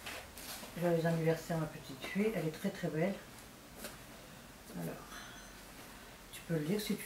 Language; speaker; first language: French; native; French